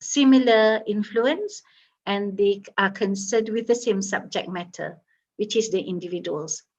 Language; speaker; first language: English; non-native, local second language; Malay